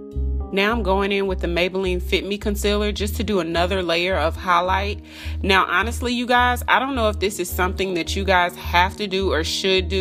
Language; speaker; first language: English; native; English